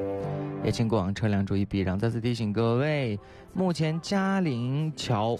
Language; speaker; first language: Chinese; native; Chinese